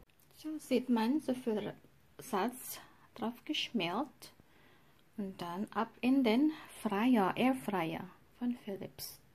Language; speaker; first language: German; non-native, learner; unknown